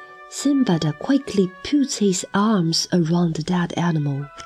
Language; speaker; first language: English; non-native, fluent; Chinese